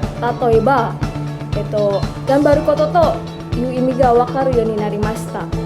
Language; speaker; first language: Japanese; non-native, learner; Indonesian